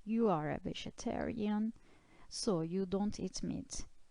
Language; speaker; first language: English; non-native, fluent; Turkish